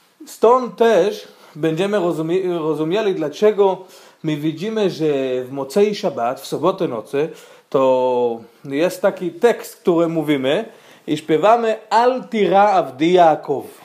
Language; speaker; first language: Polish; non-native, fluent; Hebrew